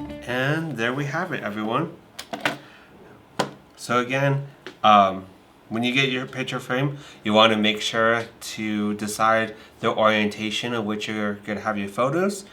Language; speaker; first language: English; native; English